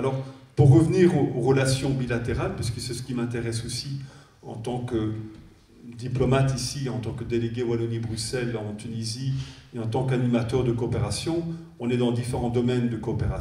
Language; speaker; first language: French; native; French